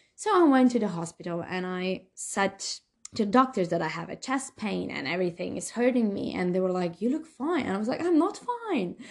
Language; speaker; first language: English; non-native, fluent; Slovenian